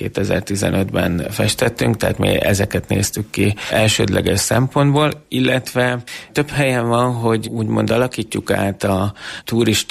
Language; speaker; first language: Hungarian; native; Hungarian